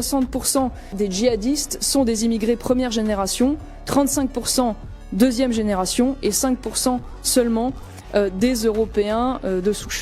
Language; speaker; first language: French; native; French